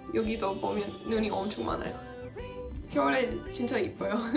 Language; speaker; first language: Korean; non-native, fluent; English